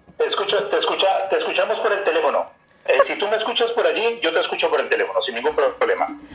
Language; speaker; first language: Spanish; native; Spanish